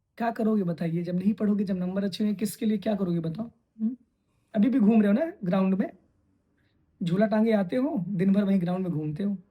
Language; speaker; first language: Hindi; native; Hindi